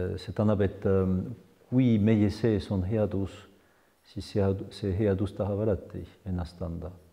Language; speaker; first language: Estonian; non-native, fluent; French